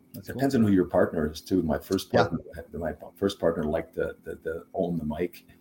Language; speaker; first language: English; non-native, fluent; German